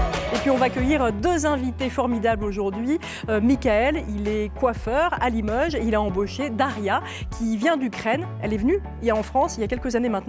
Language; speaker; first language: French; native; French